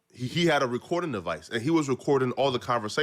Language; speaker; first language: English; native; English